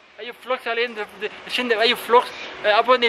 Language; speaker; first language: French; non-native, local second language; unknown